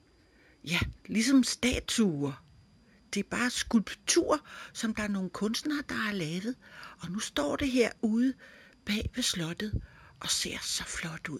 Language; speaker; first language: Danish; native; Danish